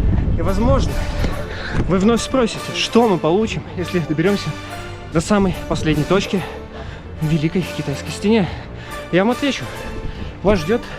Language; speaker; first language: Russian; native; Russian